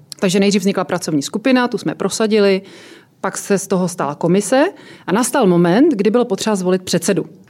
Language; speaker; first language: Czech; native; Czech